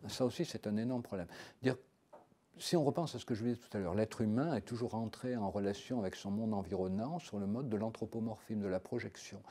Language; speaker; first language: French; native; French